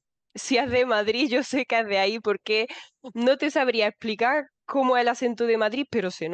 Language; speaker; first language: Spanish; native; Spanish